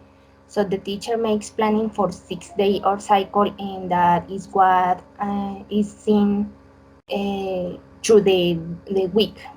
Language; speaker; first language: English; non-native, learner; Spanish